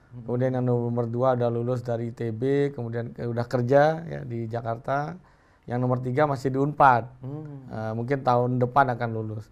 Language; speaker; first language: Indonesian; native; Indonesian